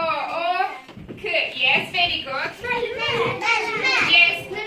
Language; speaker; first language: English; non-native, learner; Azerbaijani